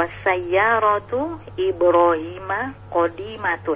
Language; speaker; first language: Arabic; non-native, learner; Indonesian